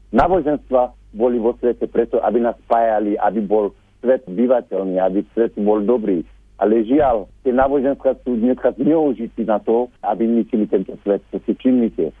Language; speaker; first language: Slovak; non-native, fluent; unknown